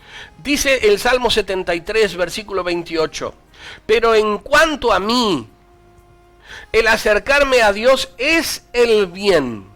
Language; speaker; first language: Spanish; native; Spanish